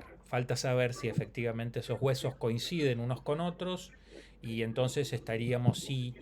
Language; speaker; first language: Spanish; native; Spanish